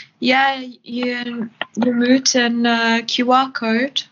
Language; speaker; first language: Dutch; non-native, learner; German